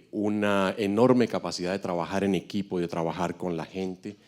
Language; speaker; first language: Spanish; native; Spanish